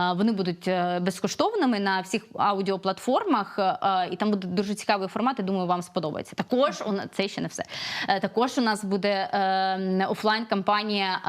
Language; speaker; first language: Ukrainian; non-native, local second language; Russian